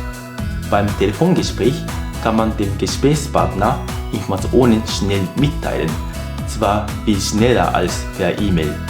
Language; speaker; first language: German; non-native, fluent; Japanese